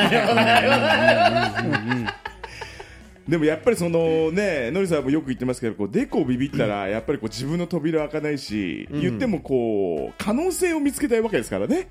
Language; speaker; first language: Japanese; native; Japanese